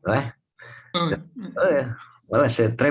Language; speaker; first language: French; non-native, fluent; Indonesian